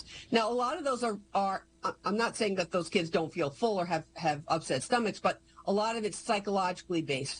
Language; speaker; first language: English; native; English